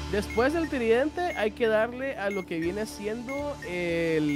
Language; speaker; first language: Spanish; native; Spanish